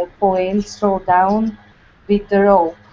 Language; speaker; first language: English; non-native, learner; Hungarian